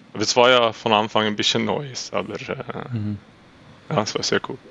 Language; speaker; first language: German; non-native, learner; Swedish